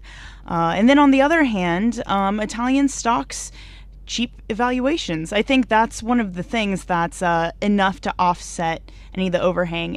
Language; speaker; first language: English; native; English